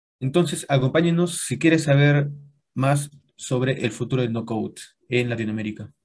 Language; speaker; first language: Spanish; native; Spanish